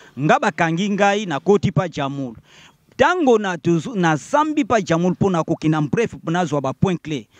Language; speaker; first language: Lingala; non-native, local second language; Kongo